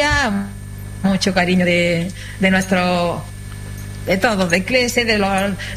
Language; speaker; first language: Spanish; native; Spanish